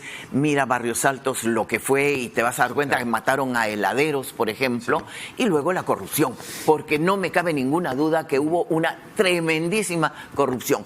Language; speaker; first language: Spanish; native; Spanish